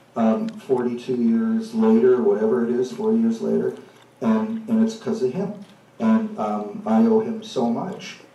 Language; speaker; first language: English; native; English